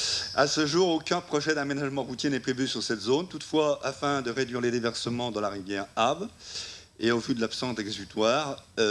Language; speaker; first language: French; native; French